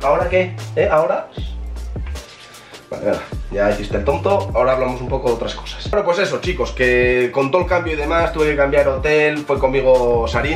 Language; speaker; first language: Spanish; native; Spanish